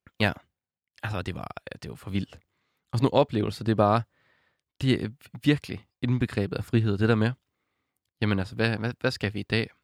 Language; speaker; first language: Danish; native; Danish